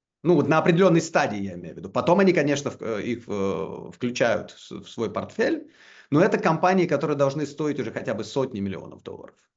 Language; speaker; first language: Russian; native; Russian